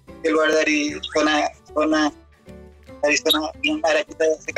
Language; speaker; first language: Indonesian; non-native, fluent; Spanish